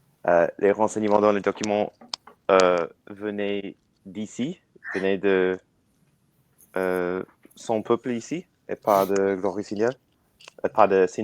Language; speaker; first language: French; non-native, learner; English